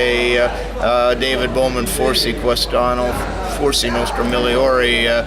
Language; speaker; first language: Italian; non-native, learner; English